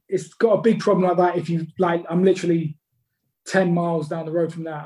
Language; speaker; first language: English; native; English